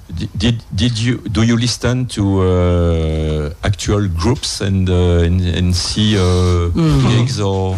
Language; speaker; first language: English; non-native, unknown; French